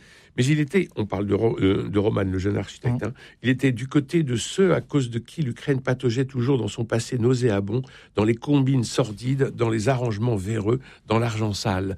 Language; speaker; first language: French; native; French